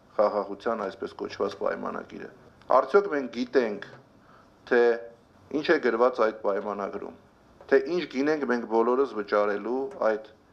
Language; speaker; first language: Armenian; native; Armenian